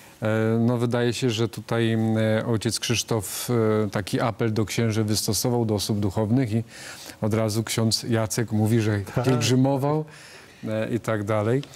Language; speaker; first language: Polish; native; Polish